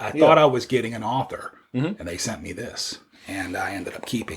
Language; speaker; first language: English; native; English